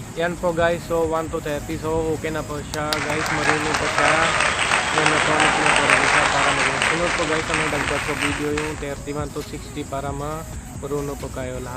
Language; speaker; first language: Filipino; non-native, learner; Punjabi